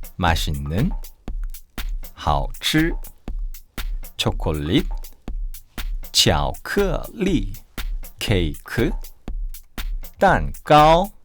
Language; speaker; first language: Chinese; non-native, fluent; Korean